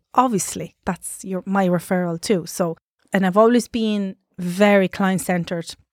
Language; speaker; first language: English; non-native, fluent; Italian